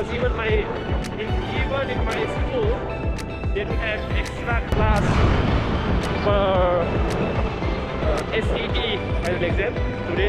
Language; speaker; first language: English; non-native, fluent; Nepali